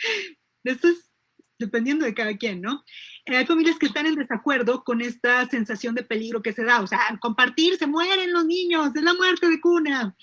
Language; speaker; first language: Spanish; native; Spanish